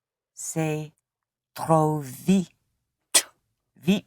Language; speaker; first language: French; non-native, learner; English